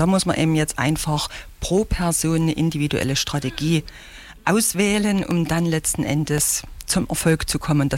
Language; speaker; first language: German; native; German